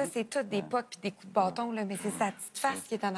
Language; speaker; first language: French; native; French